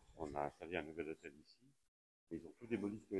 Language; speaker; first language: French; native; French